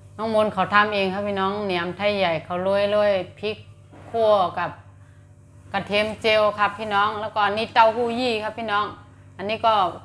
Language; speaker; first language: Thai; native; Thai